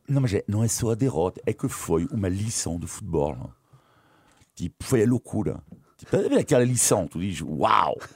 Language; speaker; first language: Portuguese; non-native, fluent; French